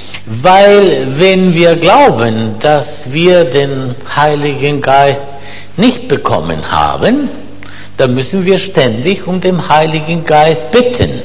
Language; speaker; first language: German; non-native, fluent; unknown